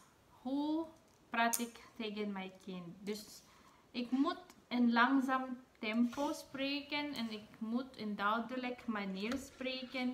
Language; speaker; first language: Dutch; non-native, learner; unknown